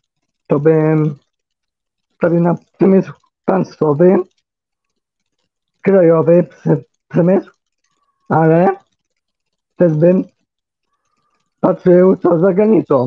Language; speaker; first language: Polish; early bilingual, heritage; Polish